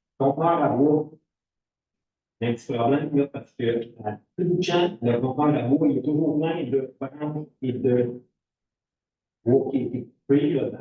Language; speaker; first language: French; native; French